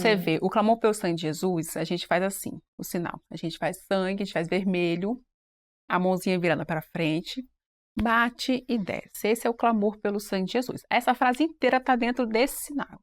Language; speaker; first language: Portuguese; native; Portuguese